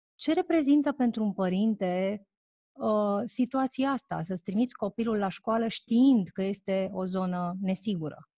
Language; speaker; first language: Romanian; native; Romanian